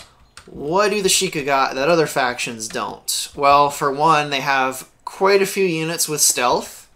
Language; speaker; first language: English; native; English